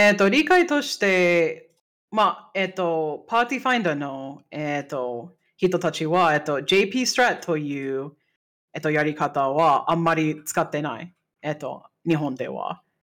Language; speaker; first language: Japanese; non-native, fluent; English